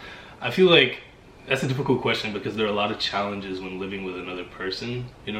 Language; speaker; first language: English; native; English